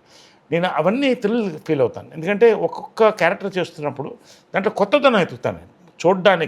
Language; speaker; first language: Telugu; native; Telugu